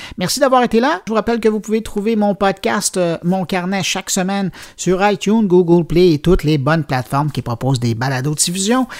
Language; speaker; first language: French; native; French